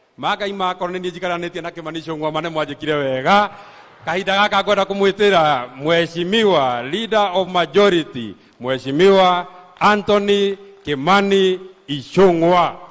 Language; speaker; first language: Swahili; non-native, local second language; Kikuyu